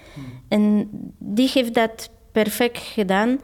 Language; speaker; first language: Dutch; non-native, fluent; Polish